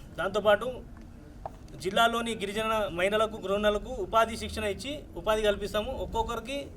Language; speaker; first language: Telugu; non-native, local second language; Lambadi